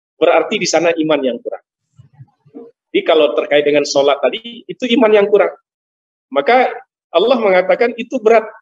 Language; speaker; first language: Indonesian; non-native, local second language; Minangkabau